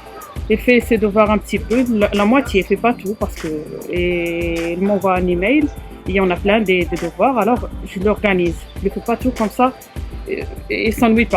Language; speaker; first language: French; non-native, learner; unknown